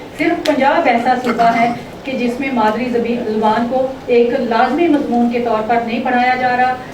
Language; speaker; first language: Urdu; non-native, local second language; Punjabi